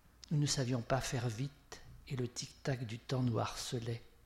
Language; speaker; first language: French; native; French